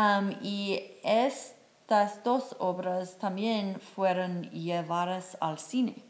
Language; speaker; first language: Spanish; non-native, fluent; English